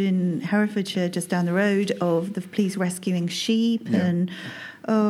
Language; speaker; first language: English; native; English